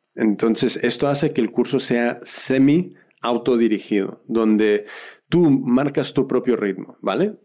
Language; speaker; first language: Spanish; early bilingual, heritage; Spanish